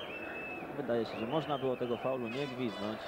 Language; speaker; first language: Polish; native; Polish